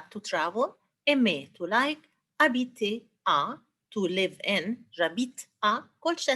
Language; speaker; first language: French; non-native, fluent; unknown